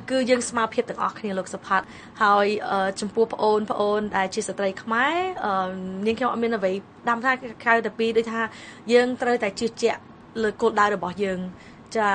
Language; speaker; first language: Khmer; early bilingual, heritage; Khmer